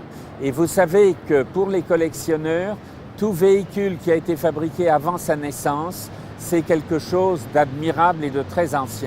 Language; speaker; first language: French; native; French